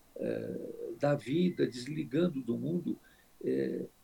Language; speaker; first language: Portuguese; native; Portuguese